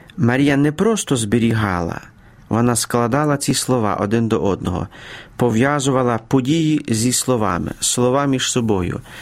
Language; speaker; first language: Ukrainian; native; Ukrainian